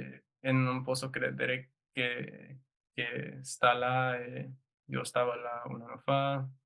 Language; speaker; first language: Italian; non-native, learner; English